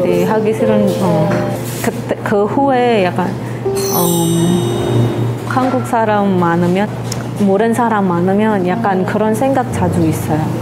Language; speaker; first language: Korean; non-native, learner; Indonesian